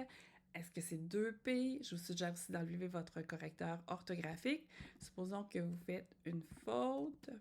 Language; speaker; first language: French; native; French